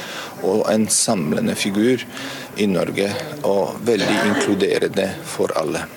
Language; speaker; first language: Norwegian; non-native, fluent; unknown